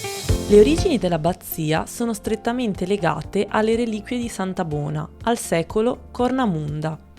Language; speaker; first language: Italian; native; Italian